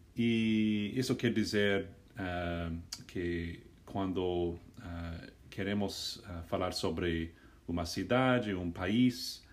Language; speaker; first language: Portuguese; non-native, learner; English